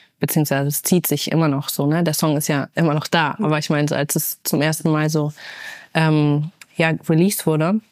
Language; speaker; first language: German; native; German